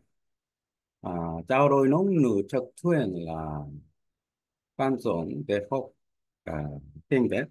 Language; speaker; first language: Vietnamese; non-native, learner; Korean